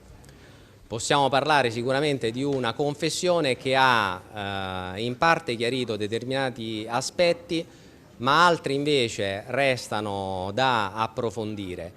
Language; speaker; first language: Italian; native; Italian